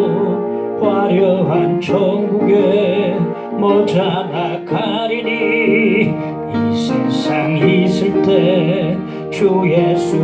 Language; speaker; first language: Korean; native; Korean